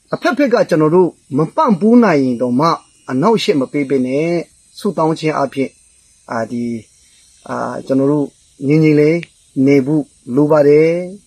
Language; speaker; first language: Burmese; non-native, local second language; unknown